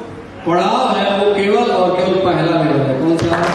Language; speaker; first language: Hindi; native; Hindi